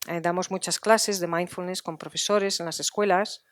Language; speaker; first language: Spanish; native; Spanish